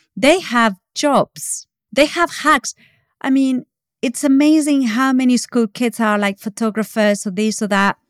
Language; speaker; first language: English; non-native, fluent; Spanish